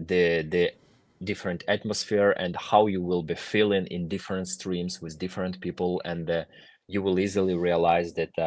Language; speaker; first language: English; non-native, fluent; Ukrainian